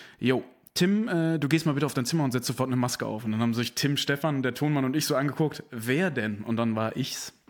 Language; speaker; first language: German; native; German